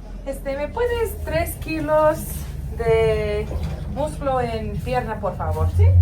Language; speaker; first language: Spanish; early bilingual, heritage; English